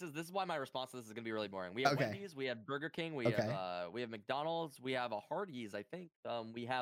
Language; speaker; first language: English; native; English